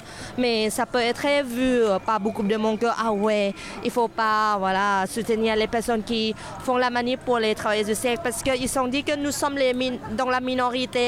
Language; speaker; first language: French; non-native, fluent; Thai